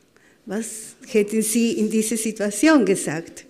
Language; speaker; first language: German; non-native, fluent; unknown